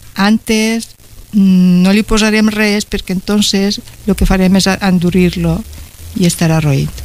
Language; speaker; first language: Catalan; non-native, local second language; Spanish